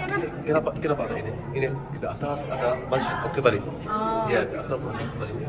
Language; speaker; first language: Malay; non-native, learner; Arabic